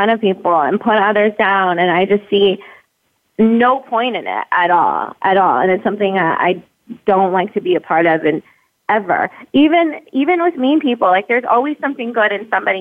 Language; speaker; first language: English; native; English